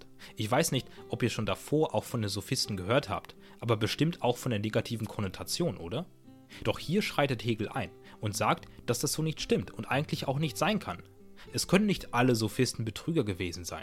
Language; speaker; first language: German; native; German